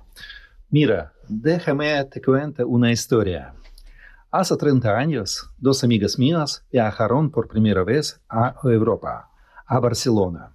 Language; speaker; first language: Spanish; non-native, learner; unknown